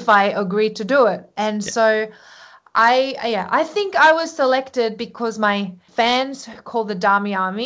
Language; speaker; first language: English; early bilingual, other home language; Korean